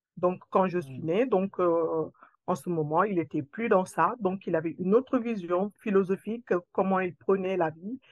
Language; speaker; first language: French; non-native, local second language; Wolof